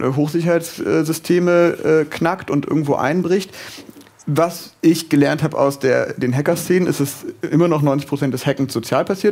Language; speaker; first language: German; native; German